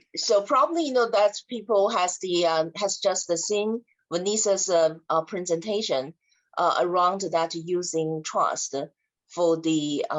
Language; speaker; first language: English; non-native, fluent; Chinese